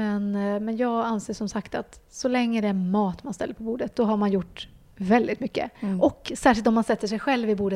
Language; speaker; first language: Swedish; native; Swedish